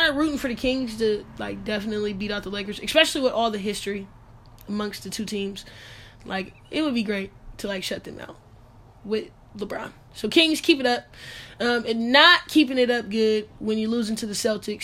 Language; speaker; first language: English; native; English